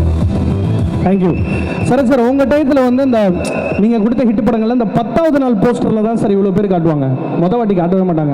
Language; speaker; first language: Tamil; native; Tamil